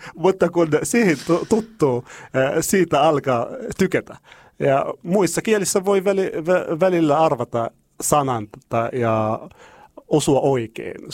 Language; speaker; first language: Finnish; non-native, learner; Arabic